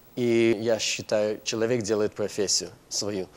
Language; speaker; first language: Russian; non-native, fluent; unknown